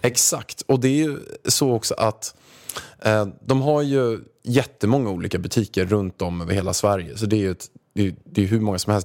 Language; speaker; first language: Swedish; native; Swedish